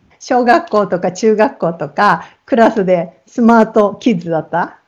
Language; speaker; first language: Japanese; native; Japanese